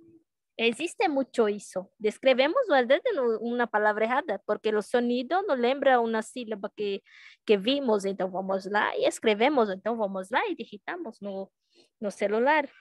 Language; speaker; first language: Spanish; non-native, learner; Portuguese